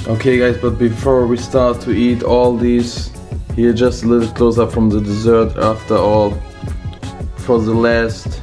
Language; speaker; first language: English; non-native, learner; Bosnian